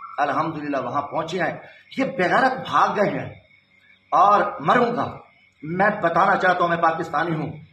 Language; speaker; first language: Urdu; non-native, local second language; Saraiki